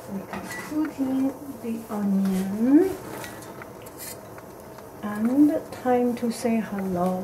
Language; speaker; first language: English; non-native, learner; Chinese